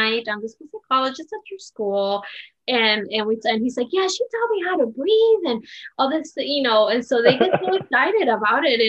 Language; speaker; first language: English; non-native, fluent; Spanish